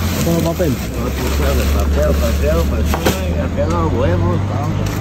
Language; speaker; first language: Spanish; non-native, learner; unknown